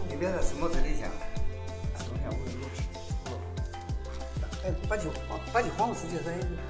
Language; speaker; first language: Russian; non-native, learner; Chinese